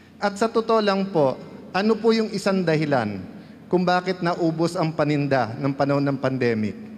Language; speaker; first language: Filipino; native; Filipino